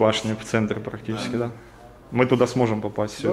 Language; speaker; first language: Russian; native; Russian